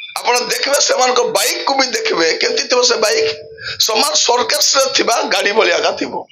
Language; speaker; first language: Odia; non-native, local second language; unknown